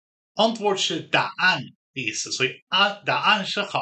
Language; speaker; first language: Chinese; non-native, fluent; Dutch